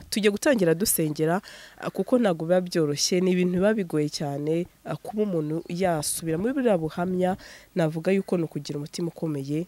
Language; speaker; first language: Kinyarwanda; native; Kinyarwanda